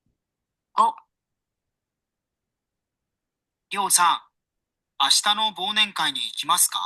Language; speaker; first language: Japanese; non-native, learner; Sinhala